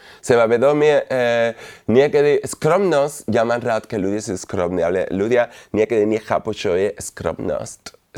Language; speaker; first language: Slovak; non-native, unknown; Spanish